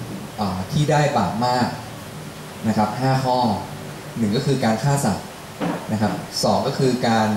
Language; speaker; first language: Thai; native; Thai